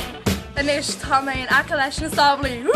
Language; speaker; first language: Irish; non-native, local second language; English